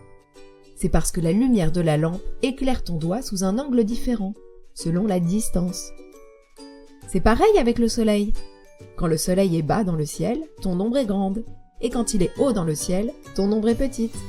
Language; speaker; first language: French; native; French